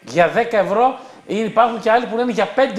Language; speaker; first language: Greek; native; Greek